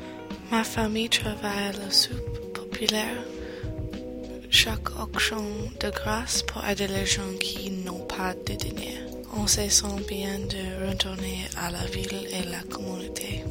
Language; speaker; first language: French; non-native, learner; English